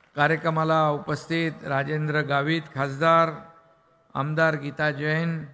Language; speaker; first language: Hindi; non-native, local second language; Marathi